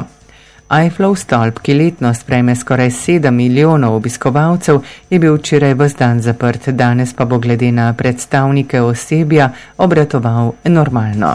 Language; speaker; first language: Slovenian; native; Slovenian